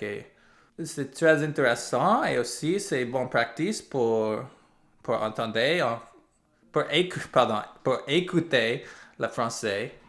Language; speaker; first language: French; non-native, learner; English